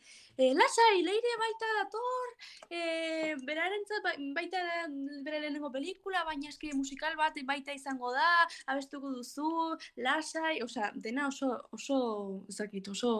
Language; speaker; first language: Basque; non-native, local second language; Spanish